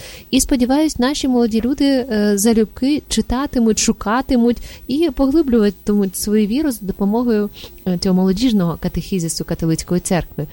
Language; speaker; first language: Ukrainian; native; Ukrainian